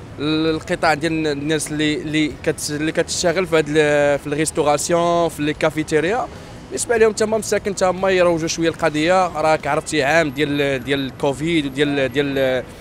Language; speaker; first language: Arabic; native; Arabic